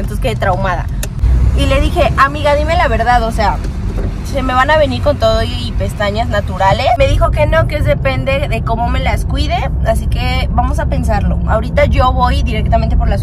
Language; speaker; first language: Spanish; native; Spanish